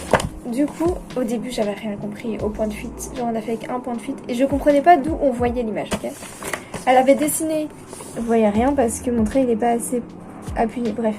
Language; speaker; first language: French; native; French